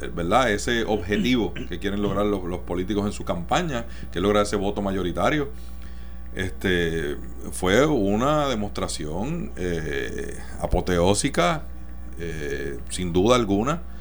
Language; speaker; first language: Spanish; native; Spanish